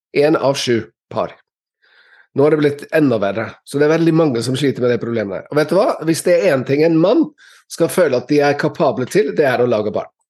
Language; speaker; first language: Norwegian; non-native, fluent; English